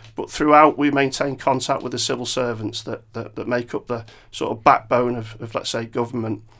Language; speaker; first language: English; native; English